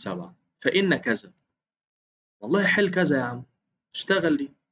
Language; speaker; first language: Arabic; native; Arabic